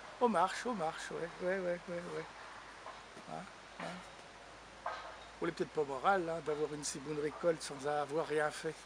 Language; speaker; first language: French; native; French